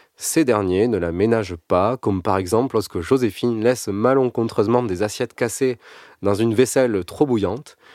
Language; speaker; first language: French; native; French